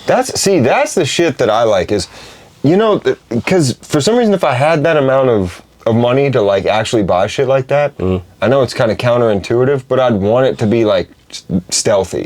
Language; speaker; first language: English; native; English